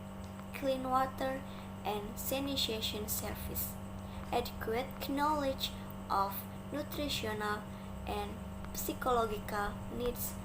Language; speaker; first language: English; non-native, learner; Indonesian